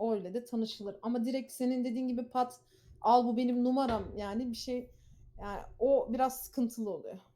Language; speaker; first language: Turkish; early bilingual, heritage; Turkish